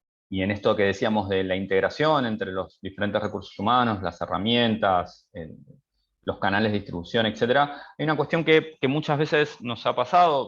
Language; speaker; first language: Spanish; native; Spanish